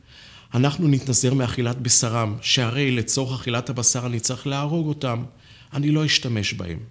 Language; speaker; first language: Hebrew; native; Hebrew